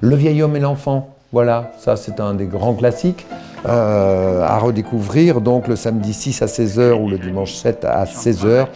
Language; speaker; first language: French; native; French